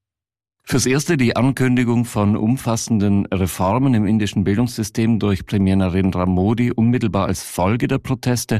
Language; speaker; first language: German; native; German